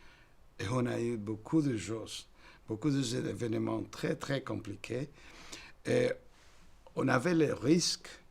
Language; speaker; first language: French; non-native, fluent; Spanish